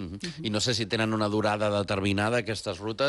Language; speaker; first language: Catalan; native; Catalan